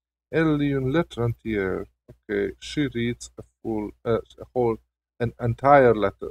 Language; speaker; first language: French; non-native, learner; Hungarian